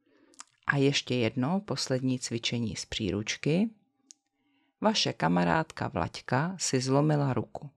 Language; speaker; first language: Czech; native; Czech